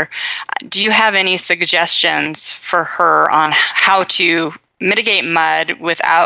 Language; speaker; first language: English; native; English